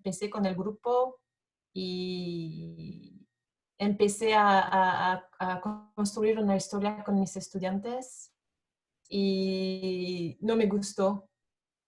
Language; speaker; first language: Spanish; non-native, fluent; French